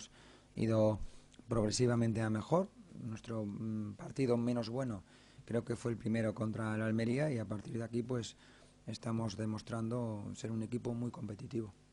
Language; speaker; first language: Spanish; native; Spanish